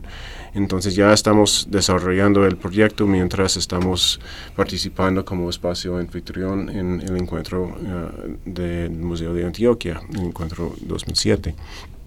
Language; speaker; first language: Spanish; non-native, fluent; English